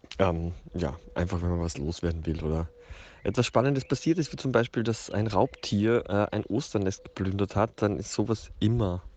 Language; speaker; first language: German; native; German